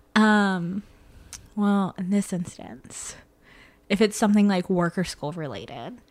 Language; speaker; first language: English; native; English